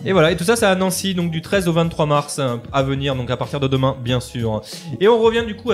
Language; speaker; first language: French; native; French